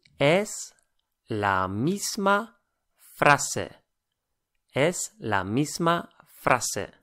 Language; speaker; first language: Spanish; non-native, fluent; English